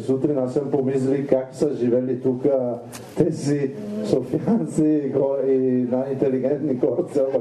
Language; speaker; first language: Bulgarian; non-native, fluent; Italian